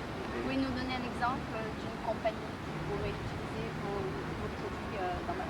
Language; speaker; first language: French; native; French